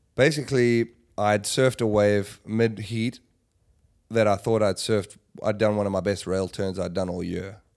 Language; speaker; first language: English; native; English